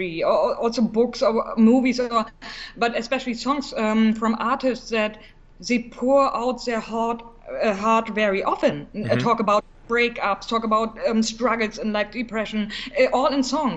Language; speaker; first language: English; non-native, fluent; German